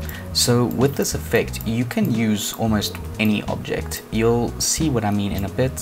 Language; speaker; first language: English; native; English